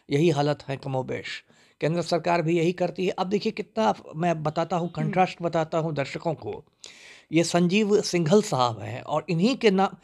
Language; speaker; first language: Hindi; native; Hindi